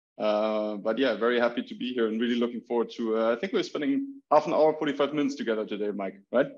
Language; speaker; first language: English; non-native, fluent; German